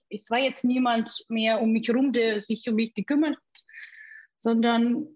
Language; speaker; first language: German; non-native, fluent; Russian